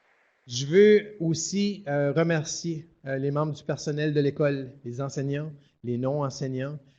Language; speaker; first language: French; native; French